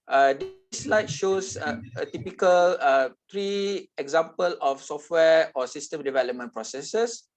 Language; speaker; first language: English; non-native, local second language; Malay